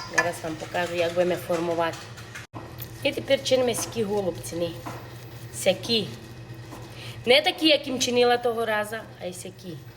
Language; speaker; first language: Ukrainian; native; Ukrainian